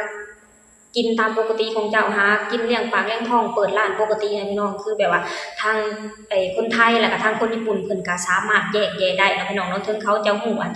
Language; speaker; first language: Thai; non-native, local second language; Northeastern Thai